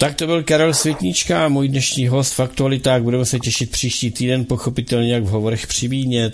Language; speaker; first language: Czech; native; Czech